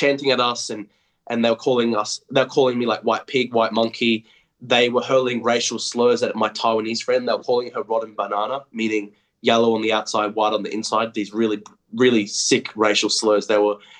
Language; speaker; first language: English; native; English